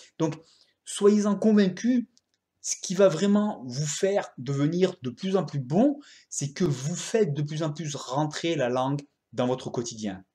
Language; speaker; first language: French; native; French